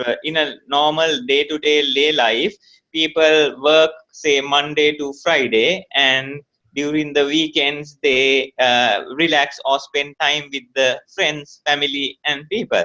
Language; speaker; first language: English; non-native, local second language; Sinhala